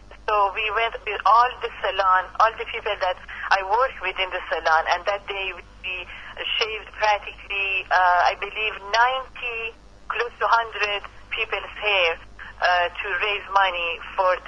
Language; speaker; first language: English; non-native, fluent; Persian